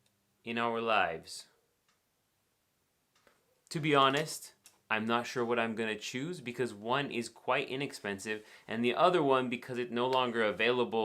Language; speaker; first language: English; native; English